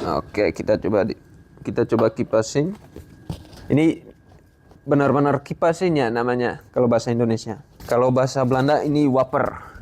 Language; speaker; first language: Indonesian; non-native, fluent; Dutch